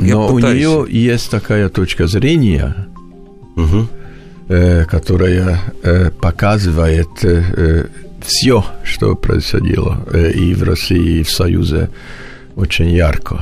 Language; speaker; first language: Russian; non-native, learner; Hungarian